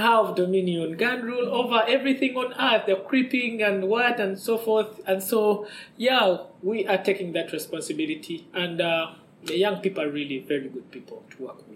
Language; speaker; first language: English; non-native, local second language; Ganda